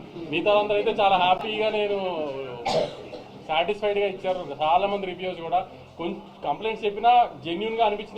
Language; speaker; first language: Telugu; native; Telugu